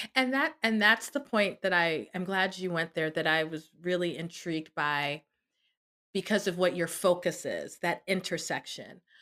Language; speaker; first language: English; early bilingual, other home language; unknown